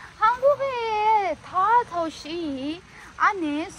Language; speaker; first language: Korean; non-native, learner; Urdu